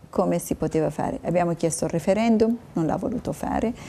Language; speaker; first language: Italian; non-native, fluent; Kurdish